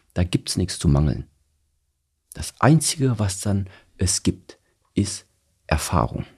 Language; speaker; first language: German; early bilingual, other home language; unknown